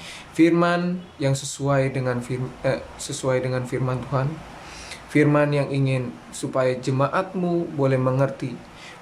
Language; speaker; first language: Indonesian; native; Indonesian